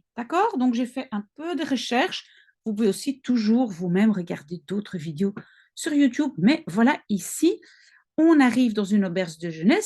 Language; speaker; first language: French; non-native, local second language; Dutch